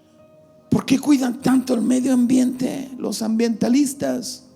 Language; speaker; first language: Spanish; native; Spanish